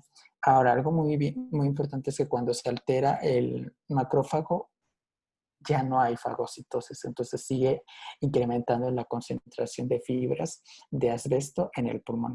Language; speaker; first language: Spanish; native; Spanish